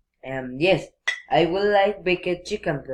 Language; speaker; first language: English; non-native, learner; Spanish